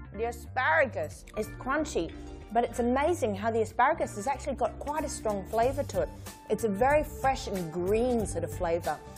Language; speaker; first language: English; native; English